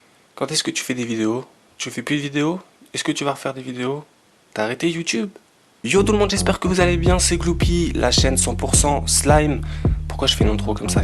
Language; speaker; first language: French; native; French